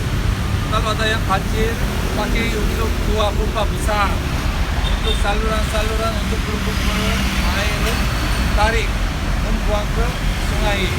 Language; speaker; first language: Indonesian; non-native, learner; Korean